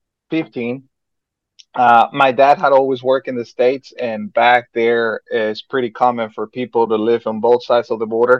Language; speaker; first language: English; non-native, fluent; Spanish